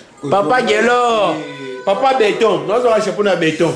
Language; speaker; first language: French; non-native, local second language; Lingala